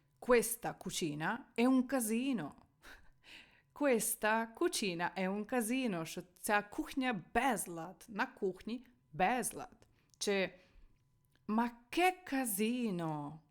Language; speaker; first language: Italian; non-native, fluent; Ukrainian